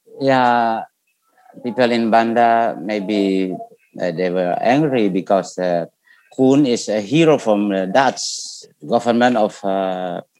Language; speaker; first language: English; non-native, learner; Indonesian